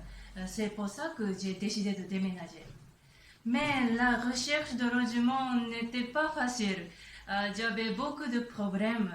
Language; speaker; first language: French; non-native, learner; Japanese